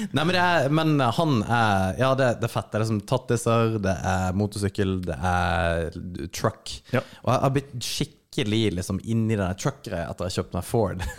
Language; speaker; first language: Norwegian; native; Norwegian